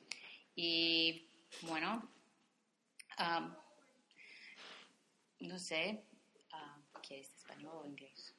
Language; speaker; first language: Spanish; non-native, fluent; English